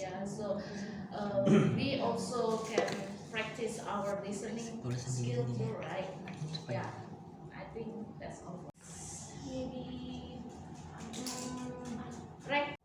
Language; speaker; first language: English; non-native, learner; Indonesian